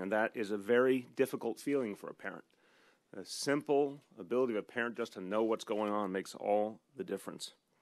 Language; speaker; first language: English; native; English